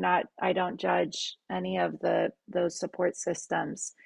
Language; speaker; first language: English; native; English